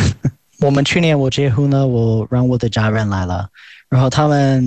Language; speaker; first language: Chinese; non-native, fluent; English